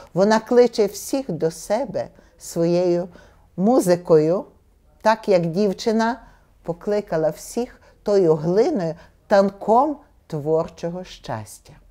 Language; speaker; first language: Ukrainian; native; Ukrainian